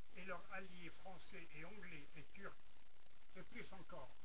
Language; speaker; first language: French; non-native, local second language; Arabic